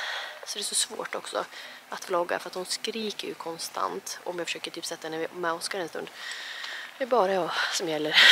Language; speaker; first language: Swedish; native; Swedish